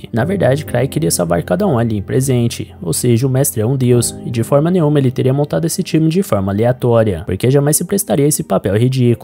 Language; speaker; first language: Portuguese; native; Portuguese